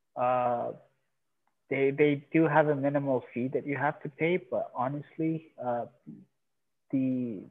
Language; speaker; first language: English; non-native, fluent; Persian